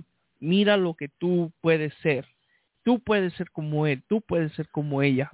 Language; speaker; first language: Spanish; early bilingual, heritage; Spanish